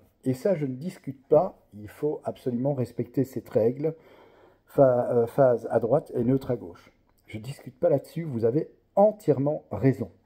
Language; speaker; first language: French; native; French